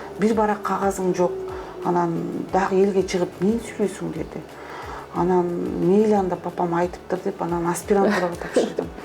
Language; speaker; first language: Kyrgyz; non-native, local second language; Russian